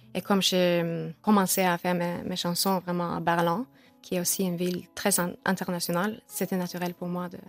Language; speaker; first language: French; native; French